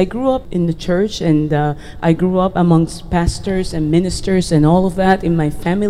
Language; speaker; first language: English; non-native, fluent; Spanish